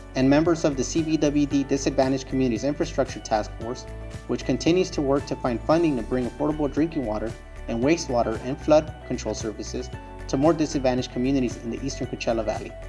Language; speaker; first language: English; native; English